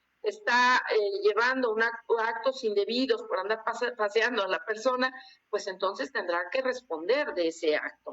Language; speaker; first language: Spanish; native; Spanish